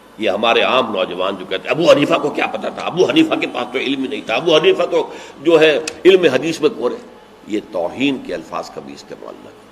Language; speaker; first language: Urdu; native; Urdu